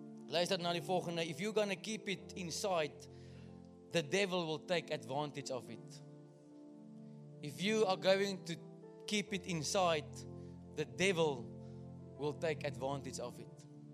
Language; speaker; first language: English; non-native, local second language; Afrikaans